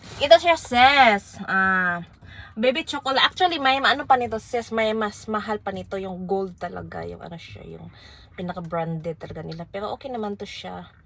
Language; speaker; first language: Filipino; non-native, local second language; Waray